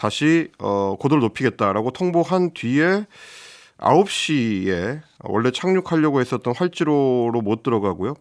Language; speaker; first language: Korean; native; Korean